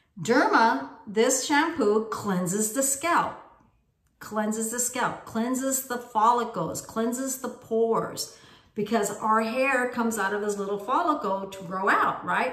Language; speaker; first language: English; native; English